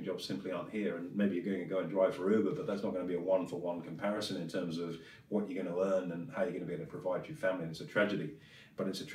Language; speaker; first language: English; native; English